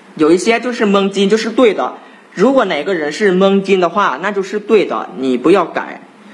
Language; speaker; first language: Chinese; non-native, fluent; Thai